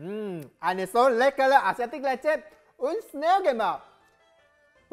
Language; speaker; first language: German; non-native, learner; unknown